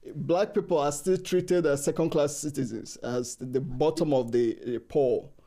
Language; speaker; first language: English; non-native, local second language; Igbo